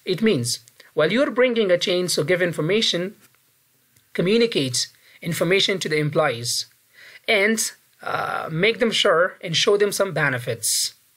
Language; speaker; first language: English; non-native, fluent; Pashto